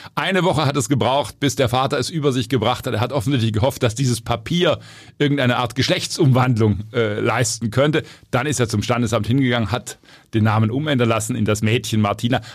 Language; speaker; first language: German; native; German